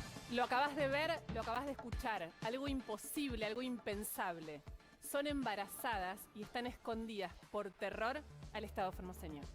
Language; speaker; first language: Spanish; native; Spanish